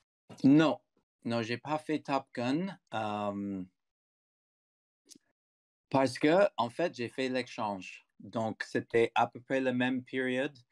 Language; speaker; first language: French; non-native, fluent; English